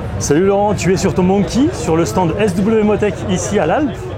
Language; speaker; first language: French; native; French